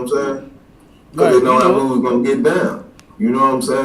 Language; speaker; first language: English; native; English